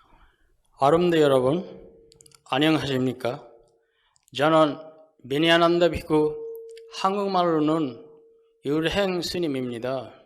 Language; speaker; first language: Korean; non-native, fluent; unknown